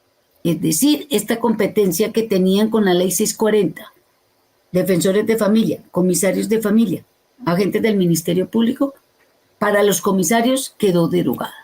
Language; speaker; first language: Spanish; native; Spanish